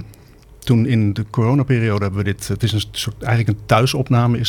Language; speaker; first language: Dutch; native; Dutch